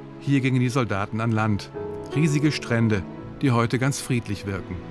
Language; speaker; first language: German; native; German